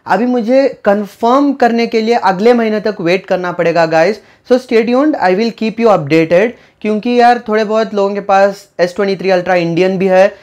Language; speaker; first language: Hindi; native; Hindi